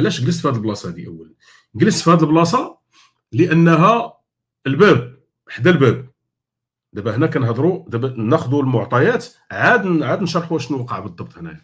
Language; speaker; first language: Arabic; native; Arabic